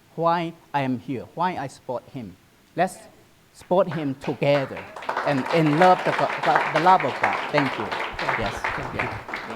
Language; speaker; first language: English; non-native, learner; Burmese